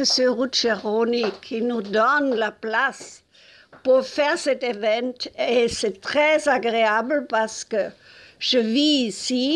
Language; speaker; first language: French; non-native, fluent; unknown